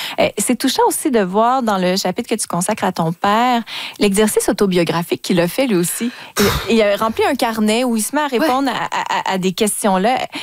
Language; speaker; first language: French; native; French